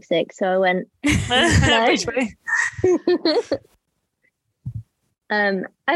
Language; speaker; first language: English; native; English